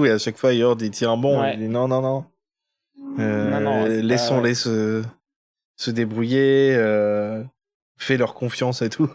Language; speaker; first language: French; native; French